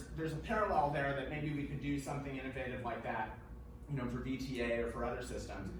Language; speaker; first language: English; native; English